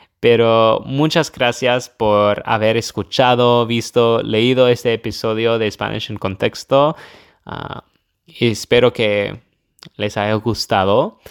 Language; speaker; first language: Spanish; non-native, fluent; English